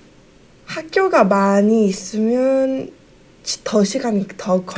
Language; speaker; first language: Korean; early bilingual, heritage; Korean